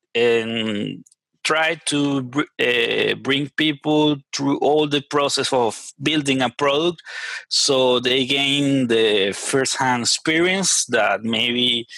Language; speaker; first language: English; non-native, fluent; Spanish